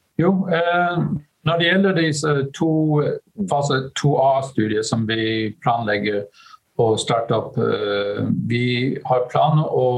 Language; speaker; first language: Norwegian; non-native, fluent; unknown